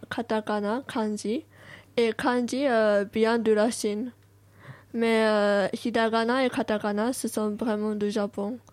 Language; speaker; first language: French; non-native, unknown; Japanese